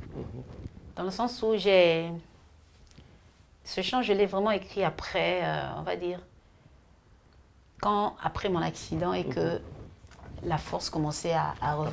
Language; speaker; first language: French; non-native, local second language; Lingala